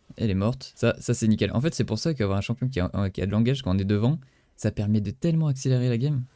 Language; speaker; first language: French; native; French